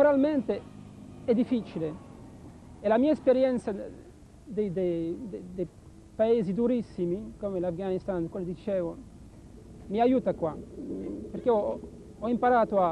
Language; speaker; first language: Italian; non-native, fluent; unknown